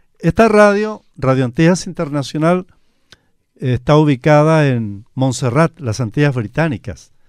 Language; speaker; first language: Spanish; native; Spanish